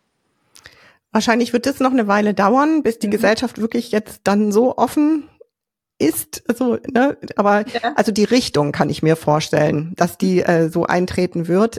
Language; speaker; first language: German; native; German